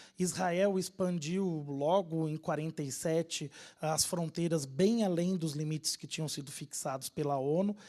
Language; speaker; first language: Portuguese; native; Portuguese